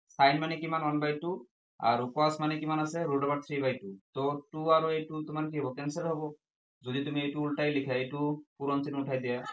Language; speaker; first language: Assamese; non-native, local second language; Bangla